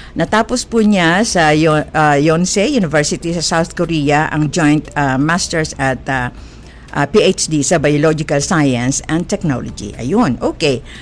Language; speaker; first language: Filipino; native; Filipino